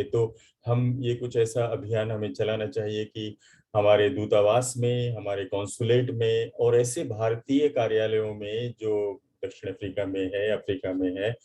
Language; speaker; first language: Hindi; native; Hindi